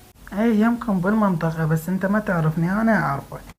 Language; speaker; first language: Arabic; native; Arabic